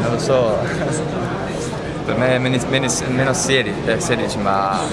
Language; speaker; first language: Italian; non-native, learner; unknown